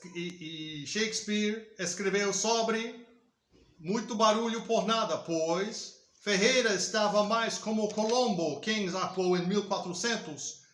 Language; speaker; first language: Portuguese; non-native, learner; English